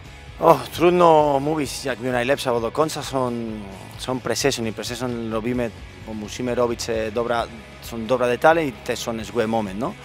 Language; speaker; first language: Polish; non-native, learner; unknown